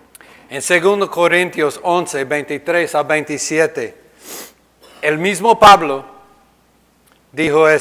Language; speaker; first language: Spanish; non-native, fluent; English